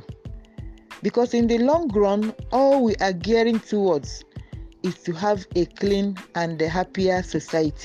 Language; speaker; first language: English; non-native, local second language; Igbo